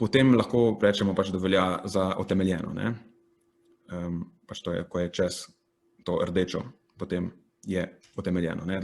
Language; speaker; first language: Slovenian; native; Slovenian